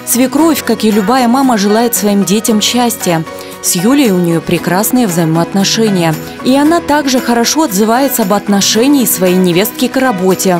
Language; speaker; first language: Russian; native; Russian